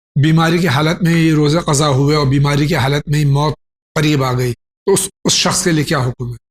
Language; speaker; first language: Urdu; native; Urdu